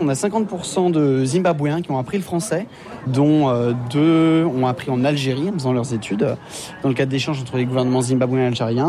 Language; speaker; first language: French; native; French